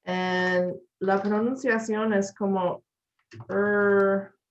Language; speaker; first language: Spanish; non-native, learner; English